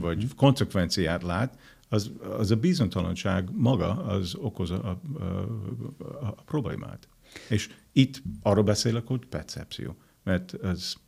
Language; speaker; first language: Hungarian; non-native, fluent; English